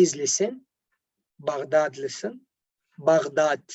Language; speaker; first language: Turkish; non-native, learner; Arabic